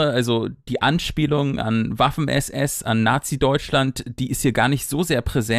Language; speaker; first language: German; native; German